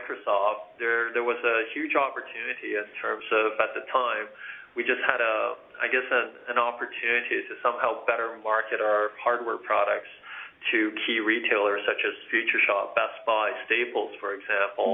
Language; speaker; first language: English; early bilingual, other home language; Chinese